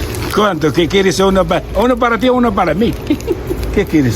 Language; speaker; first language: Spanish; non-native, learner; Arabic